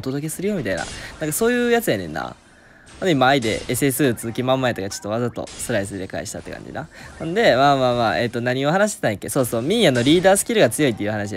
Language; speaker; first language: Japanese; native; Japanese